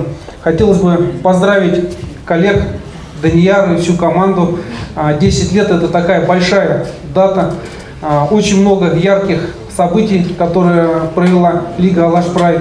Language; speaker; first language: Russian; native; Russian